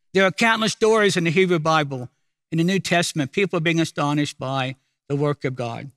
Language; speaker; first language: English; native; English